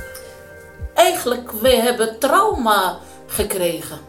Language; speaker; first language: Dutch; non-native, learner; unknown